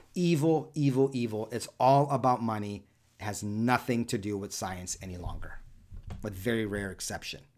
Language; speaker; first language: English; early bilingual, other home language; Spanish